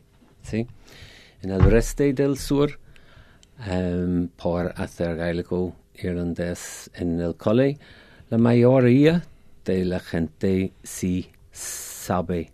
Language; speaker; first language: Spanish; non-native, fluent; English